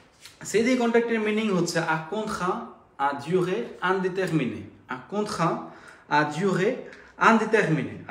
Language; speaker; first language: French; non-native, fluent; Bangla